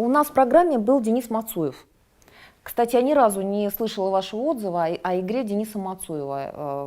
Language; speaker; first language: Russian; native; Russian